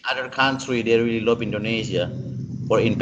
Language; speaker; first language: English; non-native, learner; Indonesian